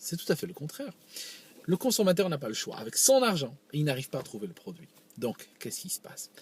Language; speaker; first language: French; non-native, local second language; Arabic